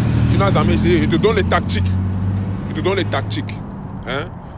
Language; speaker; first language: French; native; French